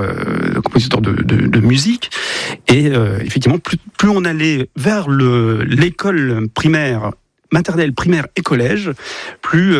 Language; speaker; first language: French; native; French